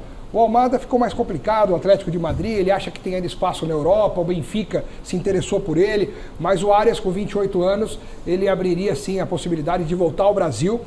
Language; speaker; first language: Portuguese; native; Portuguese